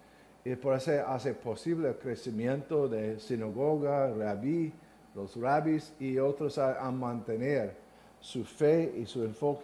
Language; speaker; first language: Spanish; non-native, learner; English